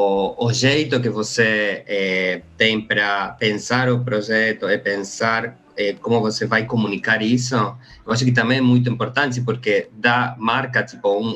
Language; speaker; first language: Portuguese; non-native, learner; Spanish